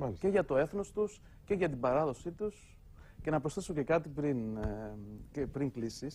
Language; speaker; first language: Greek; native; Greek